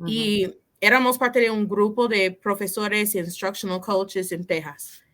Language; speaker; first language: Spanish; non-native, fluent; English